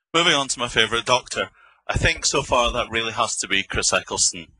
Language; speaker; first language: English; native; English